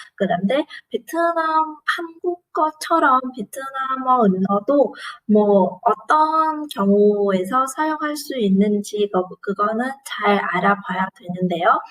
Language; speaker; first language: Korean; non-native, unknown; Vietnamese